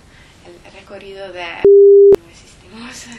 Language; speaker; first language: Spanish; non-native, learner; English